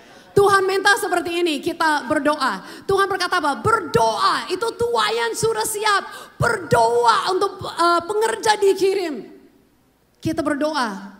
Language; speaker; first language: Indonesian; non-native, fluent; English